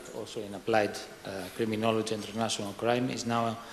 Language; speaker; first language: English; non-native, fluent; Greek